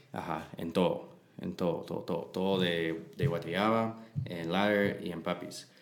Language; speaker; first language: Spanish; non-native, learner; English